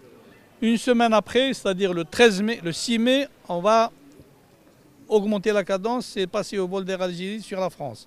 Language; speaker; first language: French; non-native, local second language; Arabic